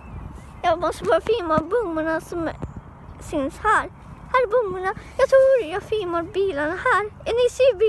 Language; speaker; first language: Swedish; non-native, learner; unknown